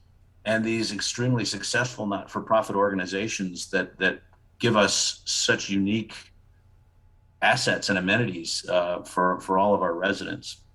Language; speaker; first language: English; native; English